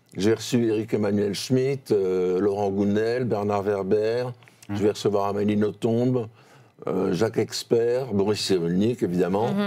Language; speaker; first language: French; native; French